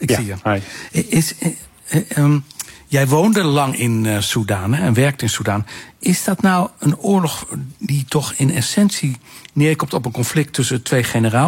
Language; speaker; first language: Dutch; native; Dutch